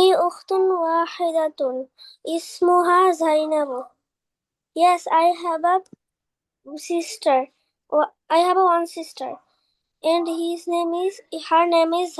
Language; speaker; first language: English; non-native, learner; Bangla